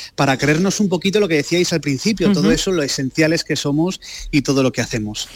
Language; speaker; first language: Spanish; native; Spanish